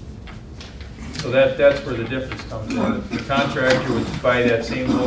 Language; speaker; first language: English; native; English